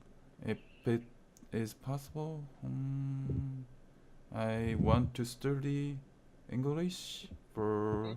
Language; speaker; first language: English; non-native, learner; Korean